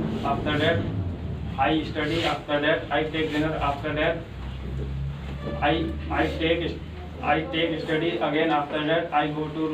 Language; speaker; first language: English; non-native, learner; Hindi